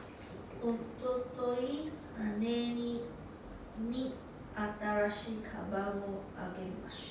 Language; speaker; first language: Japanese; non-native, learner; English